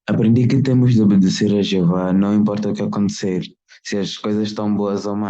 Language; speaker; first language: Portuguese; non-native, learner; English